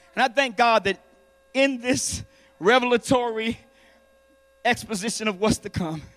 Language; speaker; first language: English; native; English